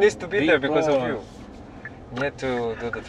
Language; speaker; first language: English; non-native, fluent; Korean